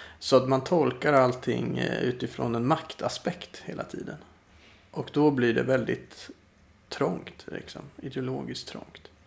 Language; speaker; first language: Swedish; native; Swedish